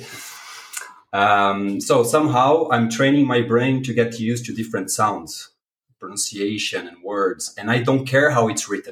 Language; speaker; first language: English; non-native, fluent; Portuguese